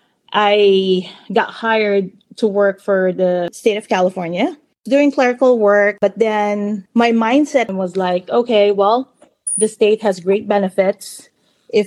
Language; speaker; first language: English; non-native, local second language; Filipino